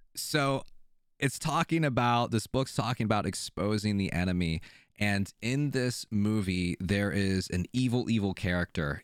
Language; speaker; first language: English; native; English